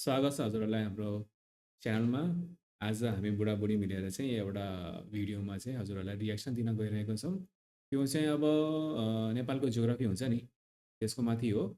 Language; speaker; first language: Nepali; native; Nepali